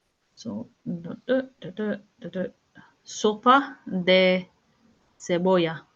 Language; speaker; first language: Spanish; non-native, learner; English